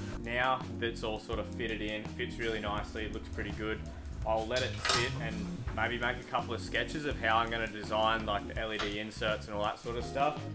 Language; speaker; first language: English; native; English